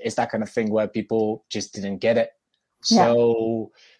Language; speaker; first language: English; non-native, fluent; French